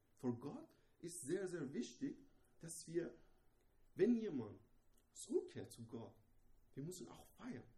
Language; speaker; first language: German; non-native, fluent; Persian